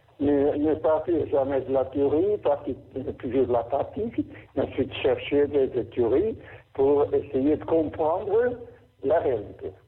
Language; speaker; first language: French; non-native, fluent; Portuguese